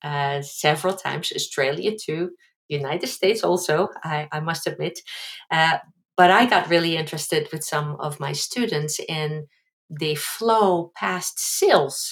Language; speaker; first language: English; non-native, fluent; Dutch